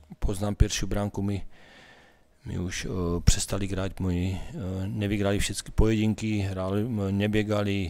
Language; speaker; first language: Polish; non-native, learner; Czech